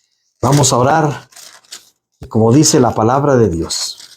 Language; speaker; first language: Spanish; native; Spanish